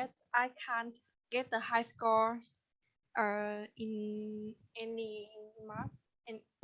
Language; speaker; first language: English; non-native, learner; Vietnamese